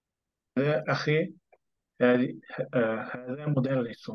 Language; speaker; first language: Arabic; non-native, learner; German